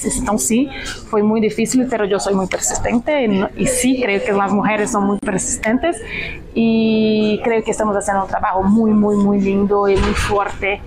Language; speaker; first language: Spanish; non-native, fluent; Portuguese